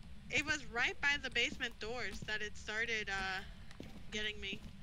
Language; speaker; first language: English; non-native, fluent; Spanish